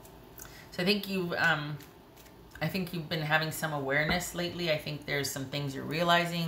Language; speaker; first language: English; native; English